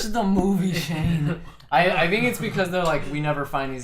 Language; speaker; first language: English; native; English